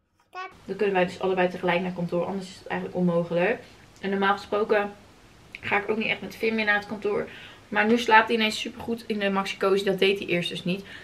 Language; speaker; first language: Dutch; native; Dutch